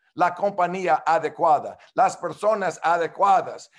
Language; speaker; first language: Spanish; non-native, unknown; English